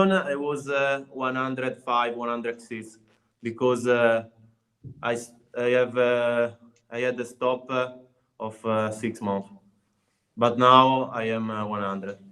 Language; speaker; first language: English; non-native, learner; Italian